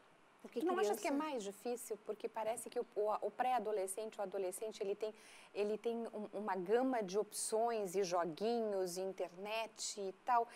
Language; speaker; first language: Portuguese; native; Portuguese